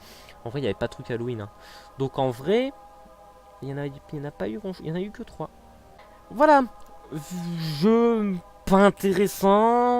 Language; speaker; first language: French; native; French